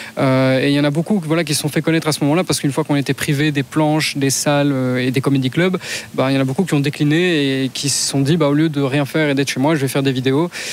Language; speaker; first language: French; native; French